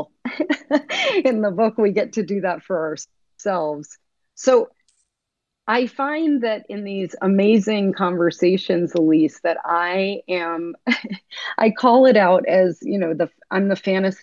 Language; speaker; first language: English; native; English